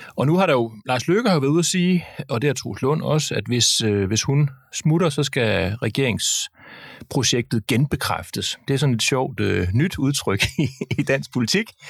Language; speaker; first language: Danish; native; Danish